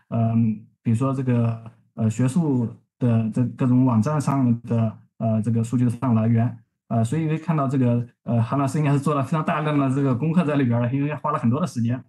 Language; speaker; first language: Chinese; native; Chinese